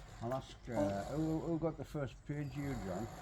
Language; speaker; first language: English; native; English